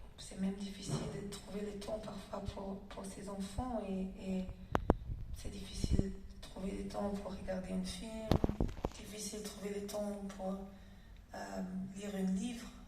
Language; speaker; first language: French; non-native, fluent; German